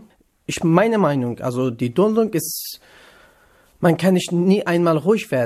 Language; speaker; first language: German; non-native, learner; Kurdish